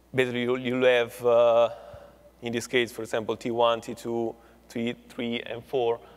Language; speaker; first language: English; non-native, fluent; Italian